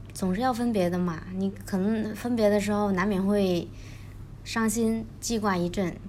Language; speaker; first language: Chinese; native; Chinese